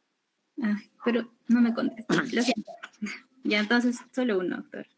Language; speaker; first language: Spanish; native; Spanish